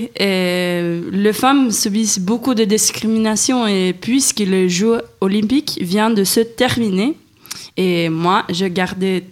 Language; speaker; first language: French; non-native, fluent; Swedish